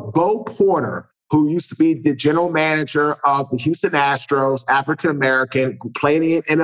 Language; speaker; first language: English; native; English